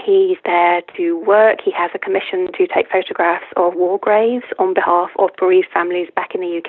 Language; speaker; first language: English; native; English